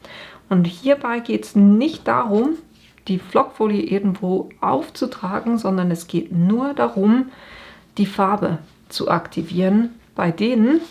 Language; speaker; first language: German; native; German